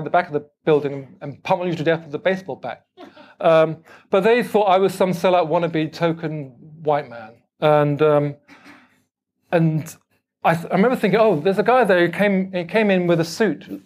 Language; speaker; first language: English; native; English